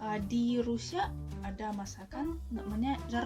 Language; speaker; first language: Indonesian; non-native, fluent; Russian